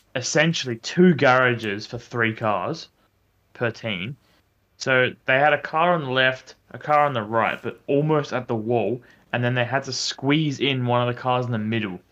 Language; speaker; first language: English; native; English